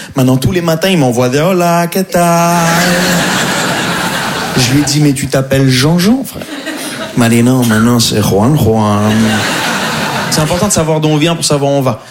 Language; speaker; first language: French; non-native, local second language; Arabic